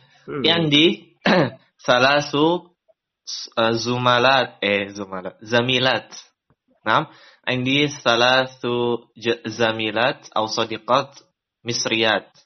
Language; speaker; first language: Arabic; non-native, fluent; Indonesian